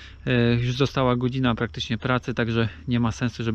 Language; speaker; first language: Polish; native; Polish